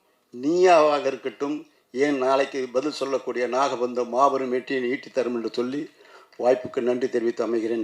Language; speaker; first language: Tamil; native; Tamil